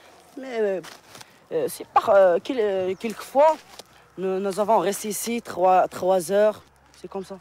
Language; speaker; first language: French; non-native, learner; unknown